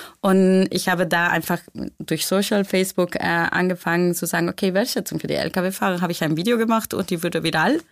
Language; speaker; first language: German; non-native, fluent; Spanish